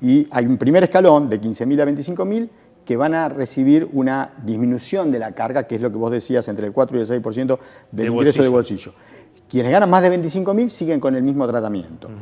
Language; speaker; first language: Spanish; native; Spanish